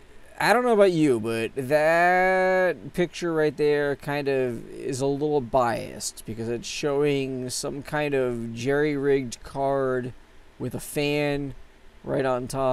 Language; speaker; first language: English; native; English